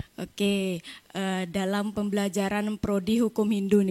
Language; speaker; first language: Indonesian; native; Indonesian